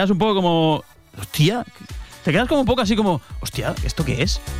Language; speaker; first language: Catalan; native; Catalan